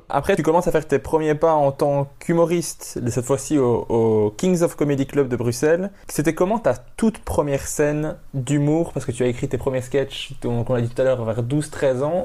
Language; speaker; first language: French; native; French